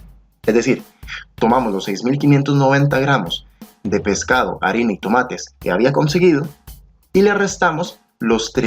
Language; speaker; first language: Spanish; native; Spanish